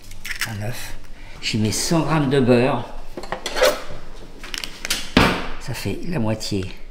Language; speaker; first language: French; native; French